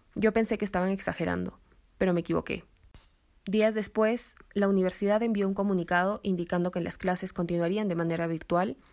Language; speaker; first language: Spanish; native; Spanish